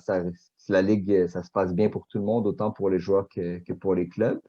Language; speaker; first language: French; native; French